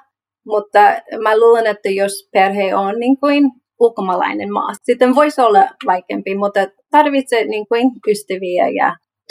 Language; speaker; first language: Finnish; non-native, learner; English